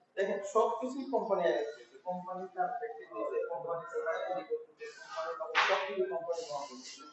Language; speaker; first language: Bangla; native; Bangla